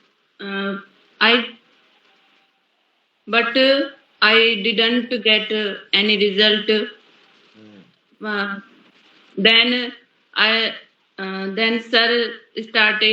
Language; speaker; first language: English; non-native, learner; Hindi